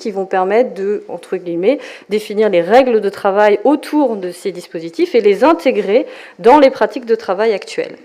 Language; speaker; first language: French; native; French